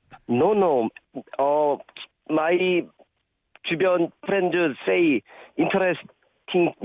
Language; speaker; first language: English; non-native, learner; Korean